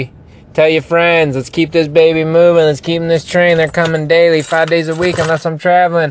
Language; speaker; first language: English; native; English